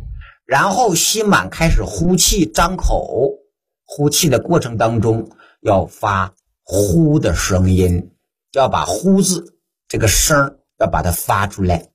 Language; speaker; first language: Chinese; native; Chinese